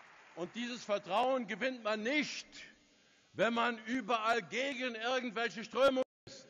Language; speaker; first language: German; native; German